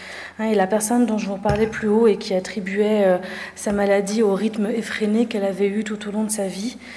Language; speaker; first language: French; native; French